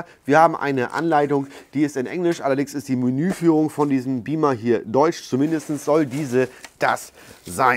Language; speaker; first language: German; native; German